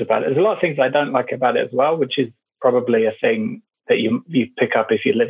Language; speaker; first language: English; native; English